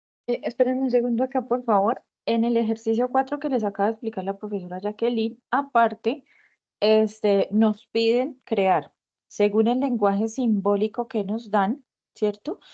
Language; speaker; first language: Spanish; native; Spanish